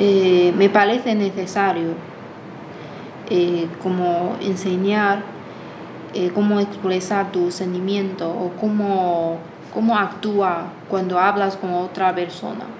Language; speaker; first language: Spanish; non-native, fluent; Chinese